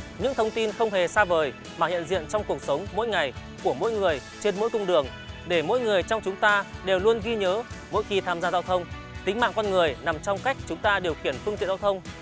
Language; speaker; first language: Vietnamese; native; Vietnamese